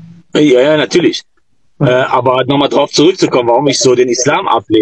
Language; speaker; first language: German; native; German